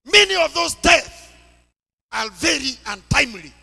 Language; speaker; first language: English; non-native, local second language; Swahili